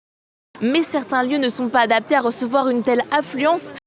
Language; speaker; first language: French; native; French